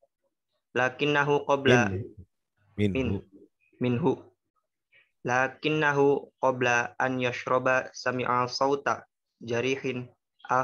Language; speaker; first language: Arabic; non-native, learner; Indonesian